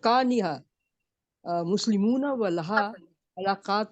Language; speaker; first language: Arabic; non-native, learner; Urdu